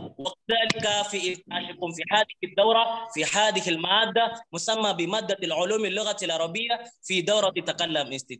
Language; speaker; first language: Arabic; non-native, learner; Indonesian